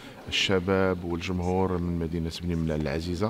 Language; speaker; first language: Arabic; native; Arabic